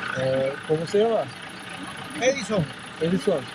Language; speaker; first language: Spanish; non-native, learner; Turkish